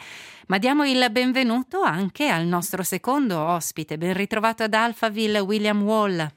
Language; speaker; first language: Italian; native; Italian